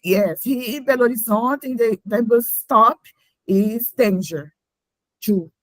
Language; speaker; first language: English; non-native, learner; Portuguese